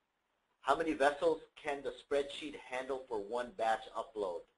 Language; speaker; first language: English; native; English